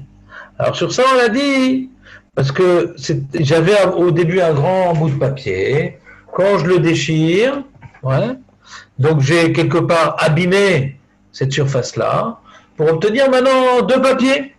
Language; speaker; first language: French; native; French